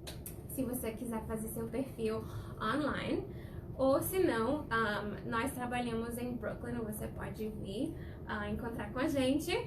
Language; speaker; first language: Portuguese; non-native, fluent; Spanish